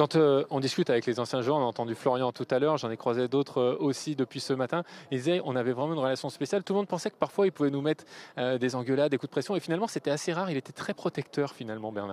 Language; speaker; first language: French; native; French